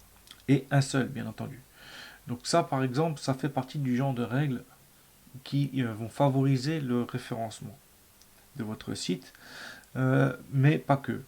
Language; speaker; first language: French; native; French